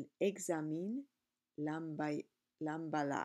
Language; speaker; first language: French; non-native, learner; English